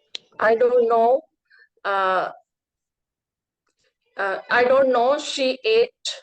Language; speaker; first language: English; non-native, learner; Hindi